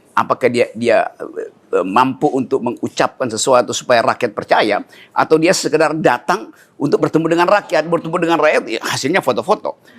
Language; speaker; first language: Indonesian; native; Indonesian